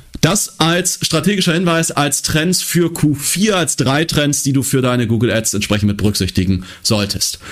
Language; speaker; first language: German; native; German